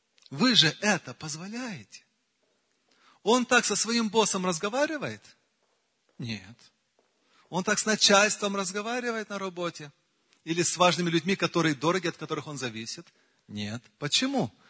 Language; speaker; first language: Russian; native; Russian